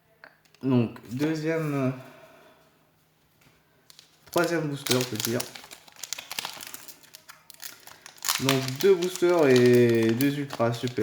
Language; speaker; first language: French; native; French